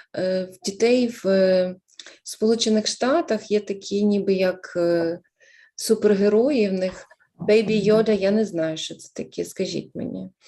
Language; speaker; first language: Ukrainian; native; Ukrainian